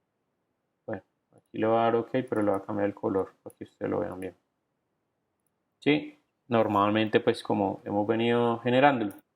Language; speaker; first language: Spanish; native; Spanish